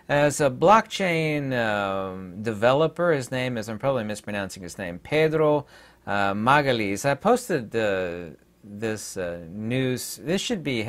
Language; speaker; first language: English; native; English